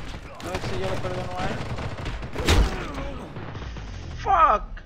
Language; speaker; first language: Spanish; native; Spanish